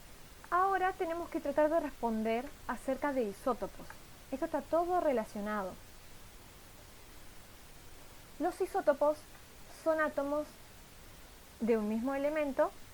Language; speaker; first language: Spanish; native; Spanish